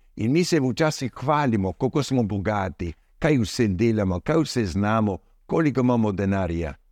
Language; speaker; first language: Slovenian; early bilingual, heritage; Slovenian